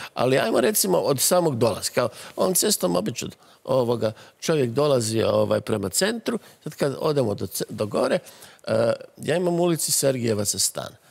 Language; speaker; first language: Croatian; native; Croatian